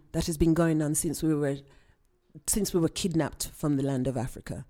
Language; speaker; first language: English; native; English